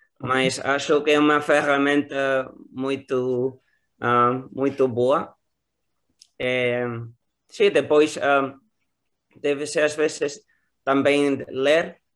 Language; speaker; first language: Portuguese; non-native, learner; Spanish